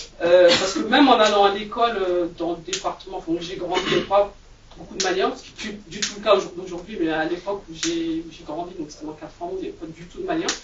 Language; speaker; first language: French; native; French